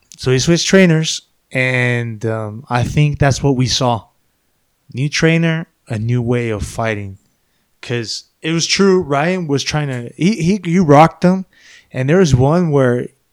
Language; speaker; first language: English; early bilingual, other home language; Spanish